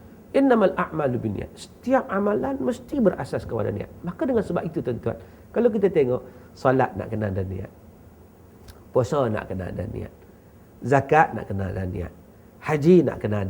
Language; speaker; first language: Malay; native; Malay